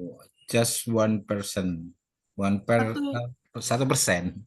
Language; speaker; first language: English; non-native, learner; Indonesian